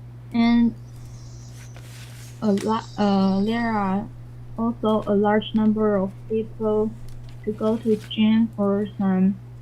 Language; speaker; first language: English; non-native, learner; Chinese